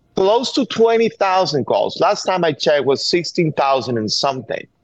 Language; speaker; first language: English; non-native, fluent; Spanish